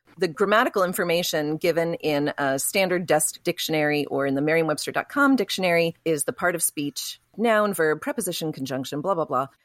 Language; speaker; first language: English; native; English